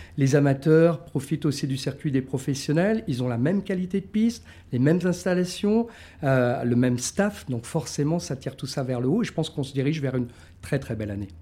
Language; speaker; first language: French; native; French